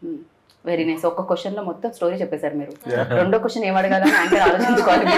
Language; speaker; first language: Telugu; native; Telugu